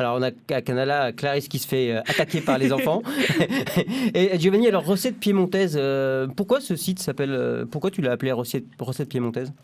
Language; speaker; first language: French; native; French